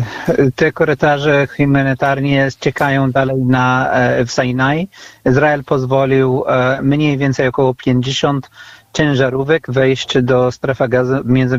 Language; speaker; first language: Polish; non-native, fluent; Arabic